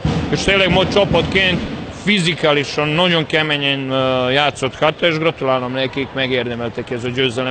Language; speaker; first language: Hungarian; non-native, fluent; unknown